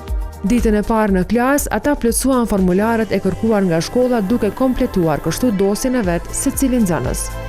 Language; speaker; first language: Albanian; native; Albanian